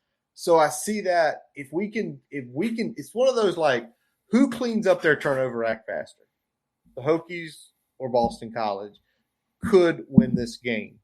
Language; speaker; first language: English; native; English